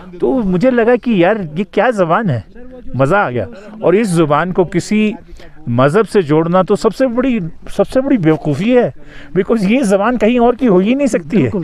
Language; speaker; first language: Urdu; native; Urdu